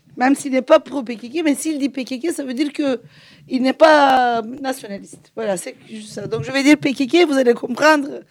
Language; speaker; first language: French; non-native, fluent; Turkish